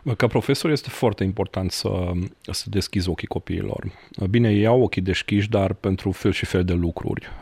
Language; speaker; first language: Romanian; non-native, local second language; Hungarian